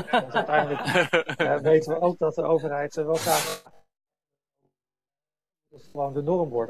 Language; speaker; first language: Dutch; native; Dutch